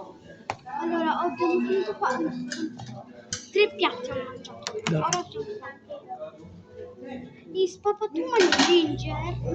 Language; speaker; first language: Italian; early bilingual, other home language; Bangla